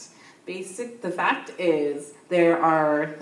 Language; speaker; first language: English; native; English